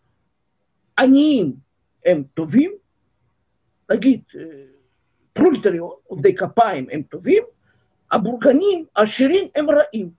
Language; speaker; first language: Hebrew; non-native, fluent; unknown